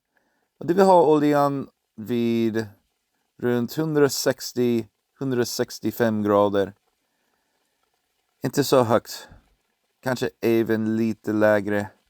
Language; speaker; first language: Swedish; non-native, fluent; English